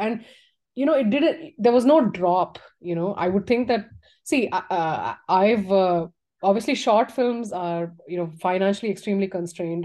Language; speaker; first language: English; non-native, local second language; Tamil